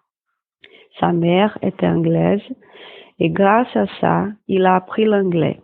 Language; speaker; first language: French; non-native, fluent; Portuguese